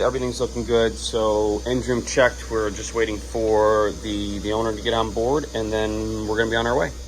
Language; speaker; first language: English; native; English